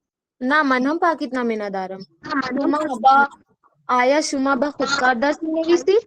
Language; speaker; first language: Persian; non-native, learner; Urdu